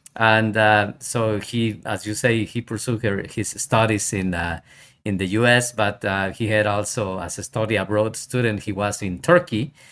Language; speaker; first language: English; non-native, fluent; Spanish